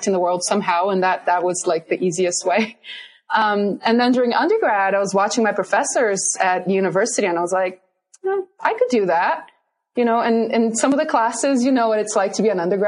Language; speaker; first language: English; non-native, fluent; Portuguese